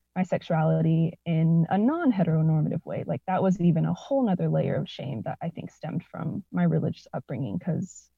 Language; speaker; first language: English; native; English